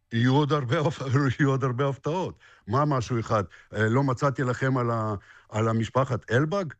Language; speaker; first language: Hebrew; non-native, fluent; Russian